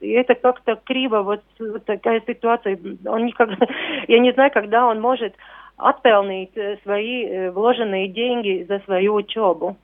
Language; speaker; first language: Russian; non-native, local second language; Latvian